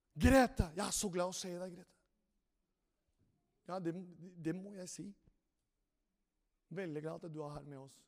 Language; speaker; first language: Norwegian; non-native, fluent; Spanish